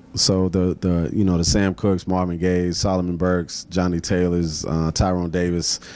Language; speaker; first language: English; native; English